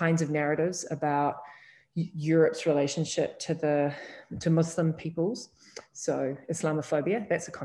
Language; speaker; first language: English; native; English